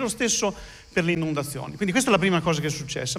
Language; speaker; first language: Italian; native; Italian